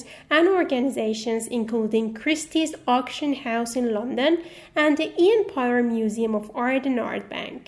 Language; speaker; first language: English; non-native, fluent; Persian